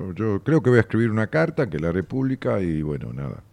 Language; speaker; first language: Spanish; native; Spanish